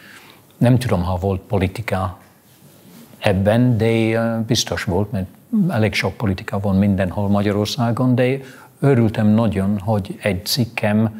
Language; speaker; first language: Hungarian; non-native, fluent; English